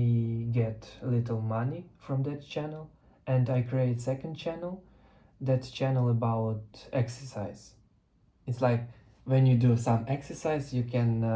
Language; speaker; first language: English; non-native, learner; Russian